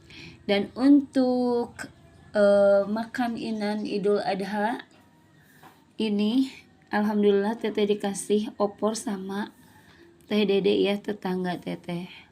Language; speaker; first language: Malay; non-native, local second language; Sundanese